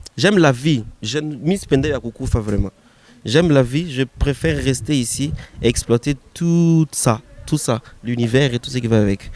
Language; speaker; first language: French; non-native, local second language; Swahili